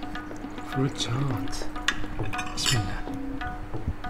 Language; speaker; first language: English; non-native, fluent; Korean